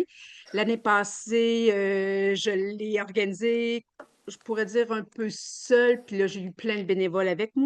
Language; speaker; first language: French; native; French